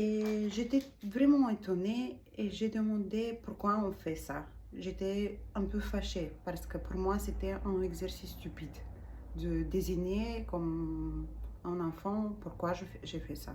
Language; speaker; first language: French; non-native, learner; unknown